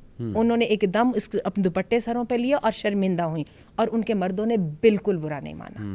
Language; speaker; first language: Urdu; native; Urdu